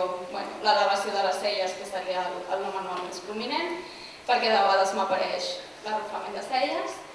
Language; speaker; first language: Catalan; native; Catalan